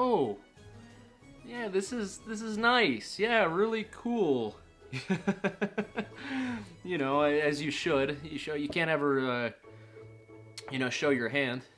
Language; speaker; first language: English; native; English